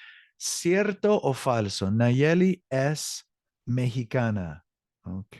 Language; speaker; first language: Spanish; non-native, learner; English